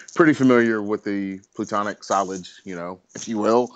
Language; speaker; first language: English; native; English